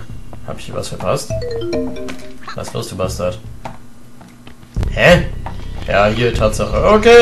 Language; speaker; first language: German; native; German